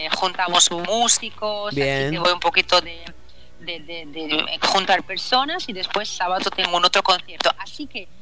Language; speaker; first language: Spanish; non-native, learner; Italian